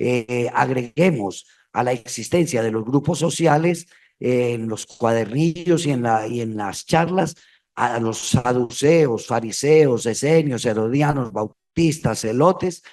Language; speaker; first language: Spanish; native; Spanish